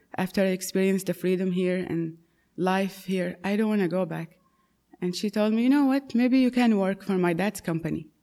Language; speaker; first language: English; non-native, fluent; Arabic